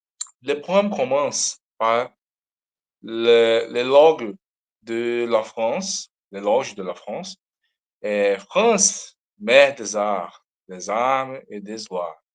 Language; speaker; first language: French; non-native, learner; Portuguese